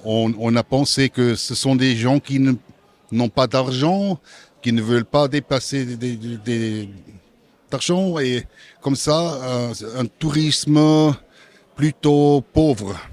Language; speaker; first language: French; non-native, local second language; German